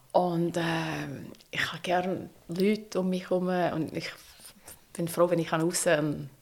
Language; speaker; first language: German; non-native, fluent; English